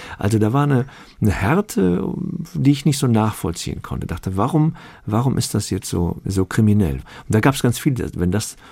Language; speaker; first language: German; early bilingual, other home language; Turkish